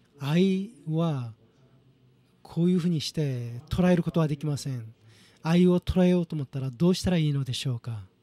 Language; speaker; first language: Japanese; non-native, fluent; Korean